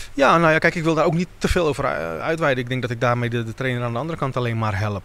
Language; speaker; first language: Dutch; native; Dutch